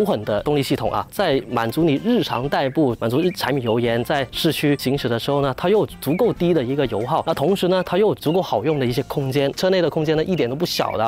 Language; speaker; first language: Chinese; native; Chinese